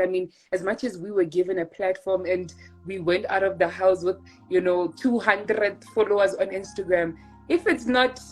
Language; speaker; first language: English; non-native, local second language; Tswana